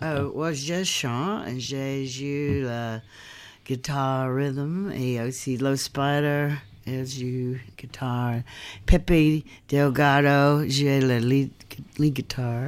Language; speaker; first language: French; non-native, learner; English